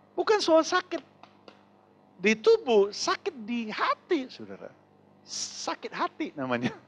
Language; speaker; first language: Indonesian; non-native, fluent; English